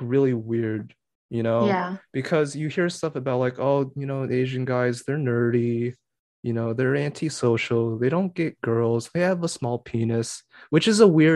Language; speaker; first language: English; native; English